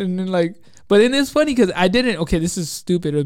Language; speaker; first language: English; native; English